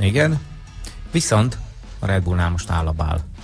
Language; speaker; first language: Hungarian; native; Hungarian